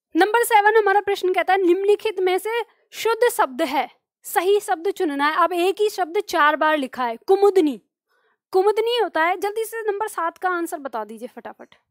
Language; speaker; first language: Hindi; native; Hindi